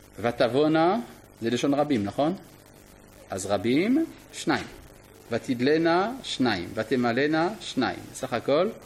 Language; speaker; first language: Hebrew; non-native, fluent; French